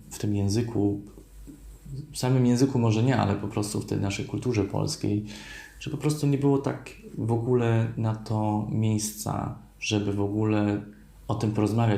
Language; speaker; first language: Polish; early bilingual, heritage; Polish